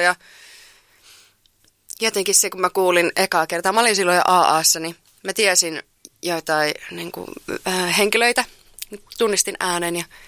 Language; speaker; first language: Finnish; native; Finnish